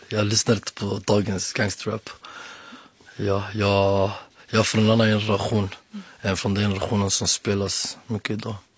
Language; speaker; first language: Swedish; early bilingual, other home language; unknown